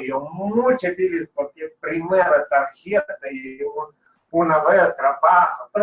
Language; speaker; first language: Spanish; non-native, learner; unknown